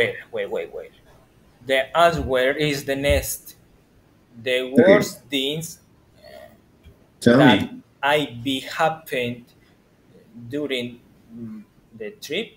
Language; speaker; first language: English; non-native, learner; Spanish